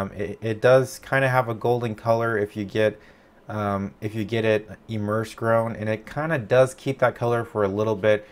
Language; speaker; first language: English; native; English